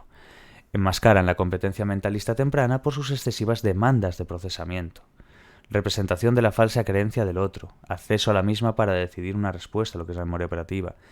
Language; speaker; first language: Spanish; native; Spanish